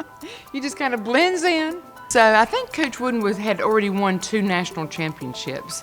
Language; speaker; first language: English; native; English